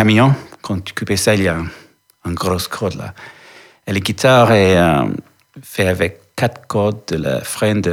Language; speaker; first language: French; non-native, learner; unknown